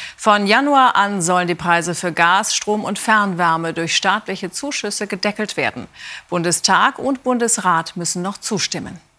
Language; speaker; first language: German; native; German